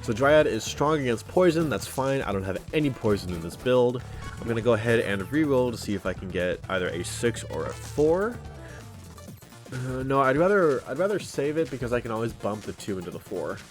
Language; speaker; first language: English; native; English